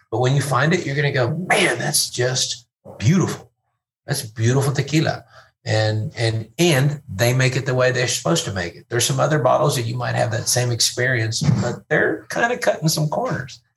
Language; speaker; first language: English; native; English